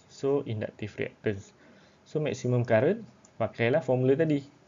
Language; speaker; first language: English; non-native, local second language; Malay